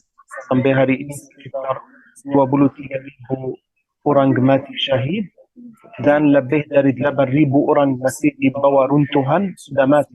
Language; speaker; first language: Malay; non-native, learner; Arabic